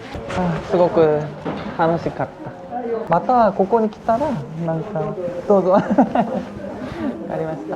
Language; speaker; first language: Japanese; non-native, learner; Korean